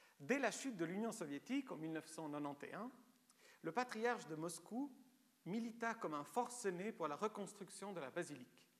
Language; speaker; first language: French; early bilingual, other home language; Romanian